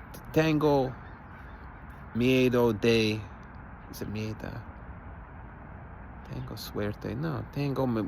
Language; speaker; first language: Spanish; non-native, learner; English